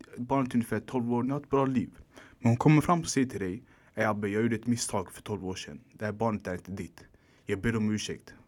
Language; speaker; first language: Swedish; early bilingual, other home language; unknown